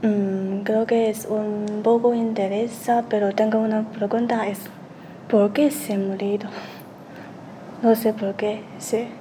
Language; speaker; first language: Spanish; non-native, learner; Chinese